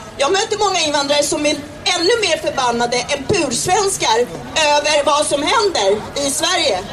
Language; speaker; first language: Swedish; early bilingual, other home language; Czech